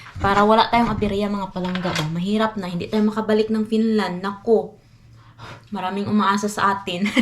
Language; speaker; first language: Filipino; non-native, local second language; Cebuano